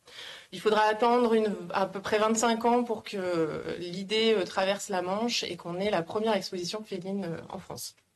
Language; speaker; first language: French; native; French